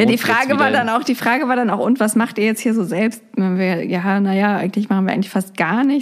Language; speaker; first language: German; native; German